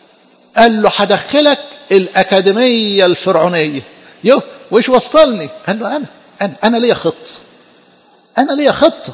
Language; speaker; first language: Arabic; native; Arabic